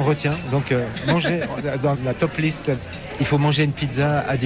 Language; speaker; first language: French; native; French